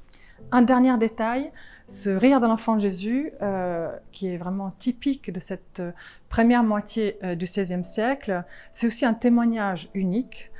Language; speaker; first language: French; non-native, fluent; Italian